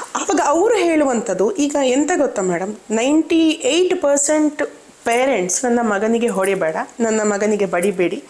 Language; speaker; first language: Kannada; native; Kannada